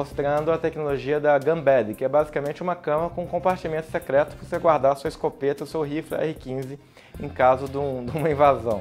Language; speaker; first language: Portuguese; native; Portuguese